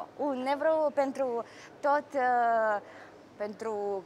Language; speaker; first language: Romanian; non-native, learner; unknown